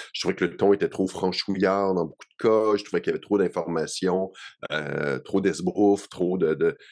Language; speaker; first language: French; native; French